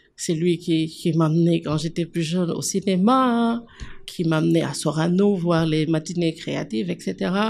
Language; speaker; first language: French; non-native, local second language; Wolof